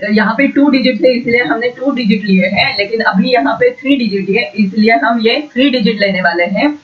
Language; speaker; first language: Hindi; non-native, local second language; Marathi